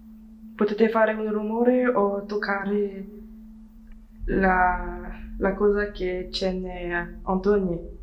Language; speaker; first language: Italian; non-native, learner; French